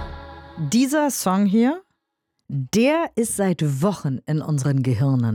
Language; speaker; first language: German; native; German